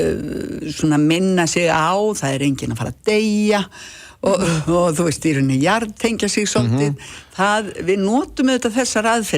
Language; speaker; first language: Icelandic; native; Icelandic